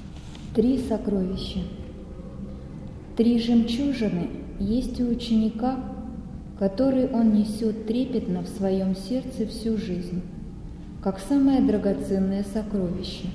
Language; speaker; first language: Russian; native; Russian